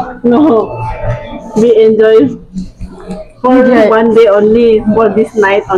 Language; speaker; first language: English; non-native, learner; Indonesian